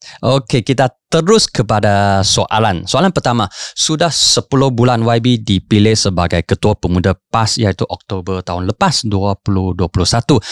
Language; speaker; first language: Malay; non-native, local second language; Chinese